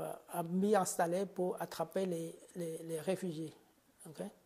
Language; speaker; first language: French; non-native, fluent; Khmer